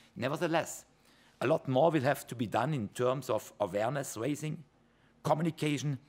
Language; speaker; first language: English; non-native, fluent; German